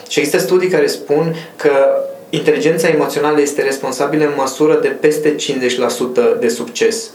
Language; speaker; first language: Romanian; non-native, local second language; Hungarian